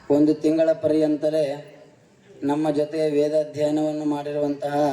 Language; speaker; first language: Kannada; non-native, fluent; Telugu